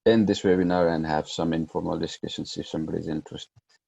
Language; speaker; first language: English; non-native, local second language; Nepali